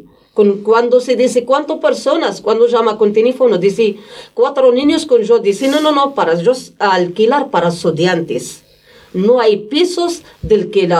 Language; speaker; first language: Spanish; non-native, learner; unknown